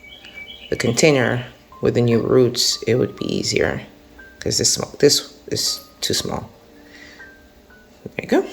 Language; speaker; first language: English; native; English